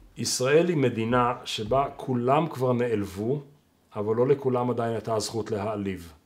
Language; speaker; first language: Hebrew; native; Hebrew